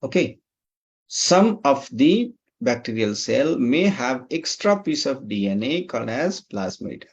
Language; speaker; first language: English; non-native, local second language; Nepali